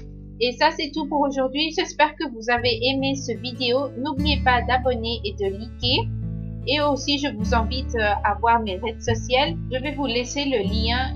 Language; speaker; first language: French; non-native, learner; Spanish